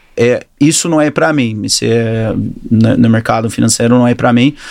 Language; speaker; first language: Portuguese; early bilingual, other home language; English